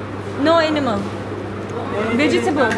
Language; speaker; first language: English; non-native, learner; Turkish